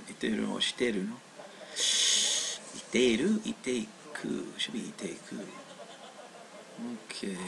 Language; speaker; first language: Japanese; non-native, learner; English